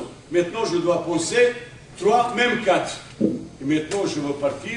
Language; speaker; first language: French; non-native, fluent; Bosnian